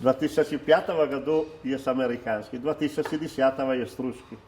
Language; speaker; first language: Russian; non-native, learner; Italian